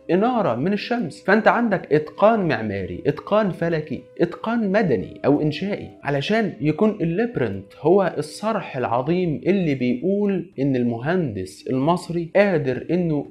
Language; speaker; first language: Arabic; native; Arabic